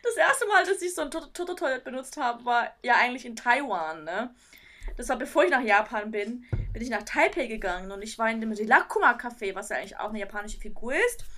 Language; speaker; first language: German; early bilingual, other home language; Turkish